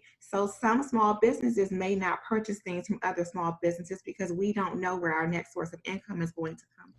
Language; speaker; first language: English; native; English